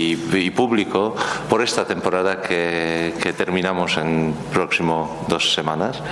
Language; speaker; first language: Spanish; non-native, learner; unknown